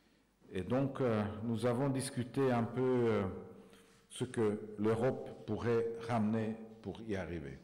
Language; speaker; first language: French; non-native, fluent; Hungarian